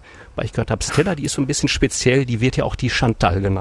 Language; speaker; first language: German; native; German